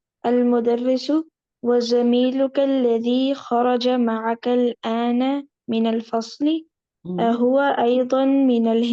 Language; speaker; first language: Arabic; non-native, learner; Urdu